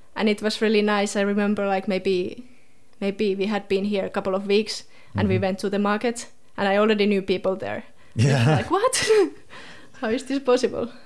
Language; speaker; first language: English; non-native, fluent; Finnish